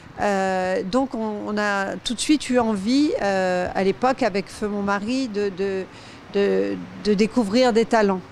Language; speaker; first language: French; native; French